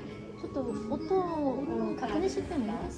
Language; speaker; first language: Japanese; non-native, learner; Korean